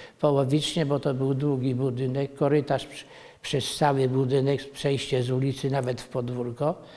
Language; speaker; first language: Polish; native; Polish